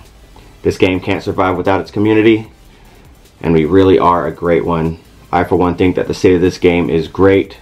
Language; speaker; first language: English; native; English